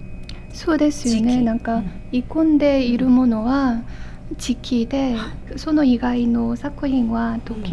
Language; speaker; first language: Japanese; non-native, fluent; Korean